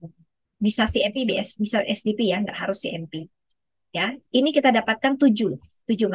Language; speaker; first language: Indonesian; native; Indonesian